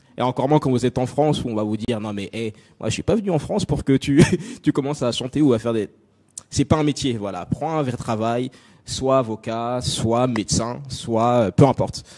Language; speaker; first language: French; native; French